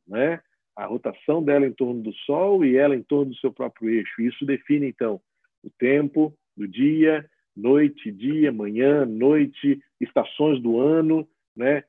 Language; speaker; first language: Portuguese; native; Portuguese